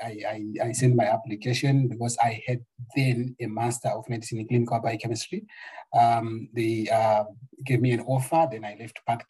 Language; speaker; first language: English; non-native, local second language; Shona